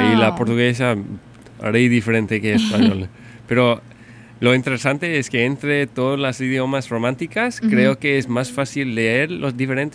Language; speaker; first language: Spanish; non-native, learner; English